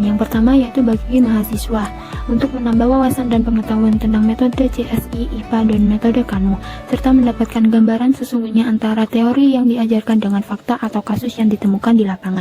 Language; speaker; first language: Indonesian; native; Indonesian